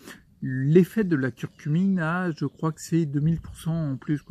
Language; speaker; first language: French; native; French